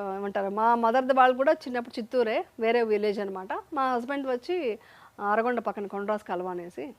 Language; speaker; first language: Telugu; native; Telugu